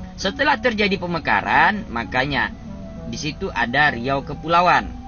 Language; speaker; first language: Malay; native; Malay